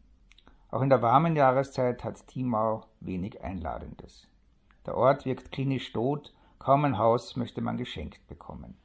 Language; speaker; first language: German; native; German